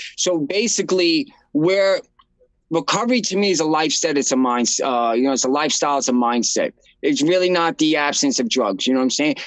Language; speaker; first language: English; native; English